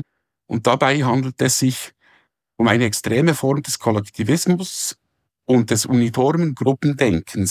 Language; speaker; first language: German; native; German